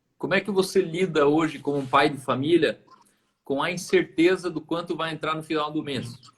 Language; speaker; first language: Portuguese; native; Portuguese